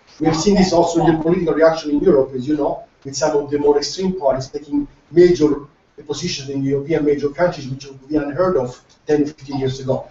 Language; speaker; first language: English; non-native, fluent; Italian